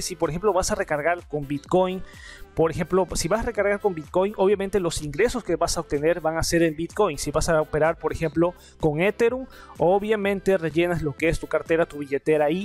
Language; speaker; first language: Spanish; native; Spanish